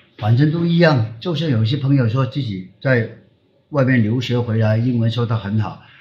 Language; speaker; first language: Chinese; non-native, local second language; Cantonese